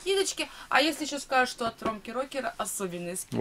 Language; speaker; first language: Russian; native; Russian